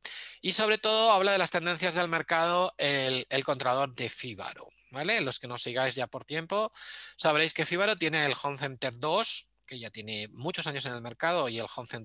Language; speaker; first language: Spanish; native; Spanish